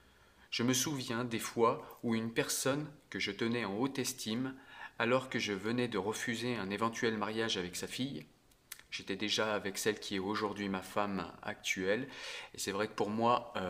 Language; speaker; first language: French; native; French